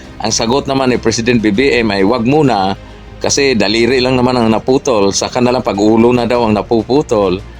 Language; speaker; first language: Filipino; non-native, local second language; Cebuano